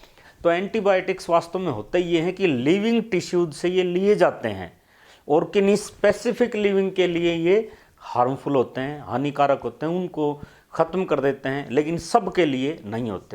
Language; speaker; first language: Hindi; native; Hindi